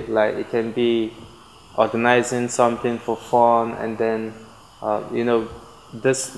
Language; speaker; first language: English; non-native, local second language; Igbo